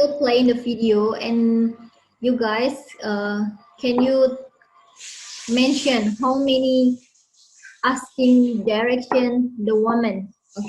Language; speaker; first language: English; non-native, learner; Indonesian